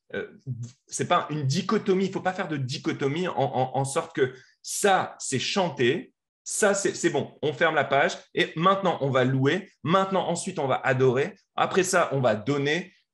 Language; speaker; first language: French; native; French